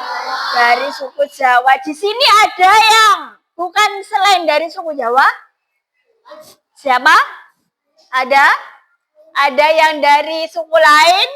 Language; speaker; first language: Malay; non-native, local second language; Javanese